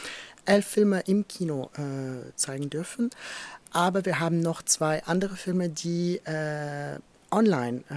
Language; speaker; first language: German; non-native, fluent; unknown